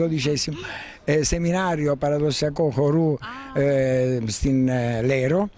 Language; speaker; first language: Greek; non-native, learner; Italian